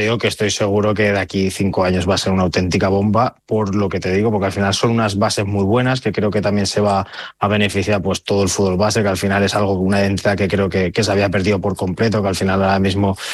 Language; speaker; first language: Spanish; native; Spanish